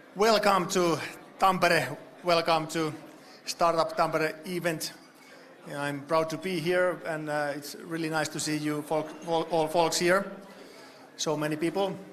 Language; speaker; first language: English; non-native, fluent; Finnish